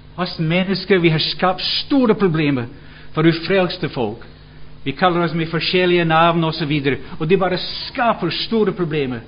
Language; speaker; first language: Swedish; non-native, fluent; English